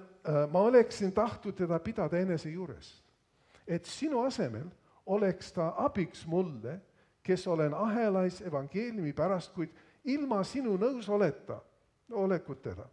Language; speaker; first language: Estonian; early bilingual, heritage; Estonian